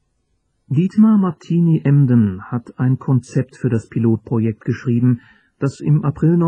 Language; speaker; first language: German; native; German